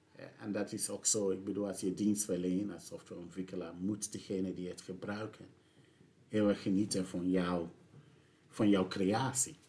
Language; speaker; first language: Dutch; non-native, fluent; English